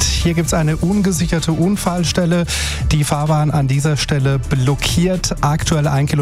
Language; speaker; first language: German; native; German